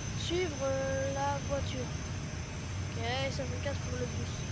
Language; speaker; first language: French; native; French